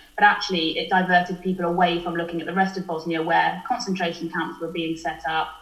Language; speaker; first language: English; native; English